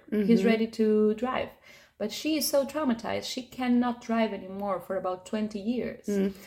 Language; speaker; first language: English; non-native, fluent; Spanish